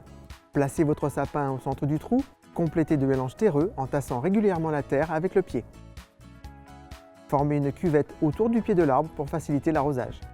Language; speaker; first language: French; native; French